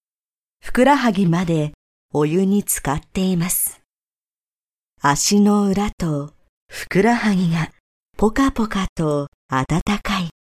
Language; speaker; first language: Japanese; native; Japanese